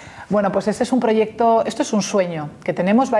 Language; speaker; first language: Spanish; native; Spanish